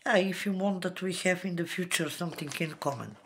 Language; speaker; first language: English; non-native, learner; Bulgarian